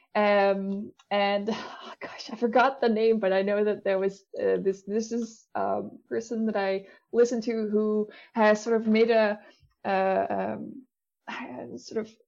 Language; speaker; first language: English; non-native, fluent; Dutch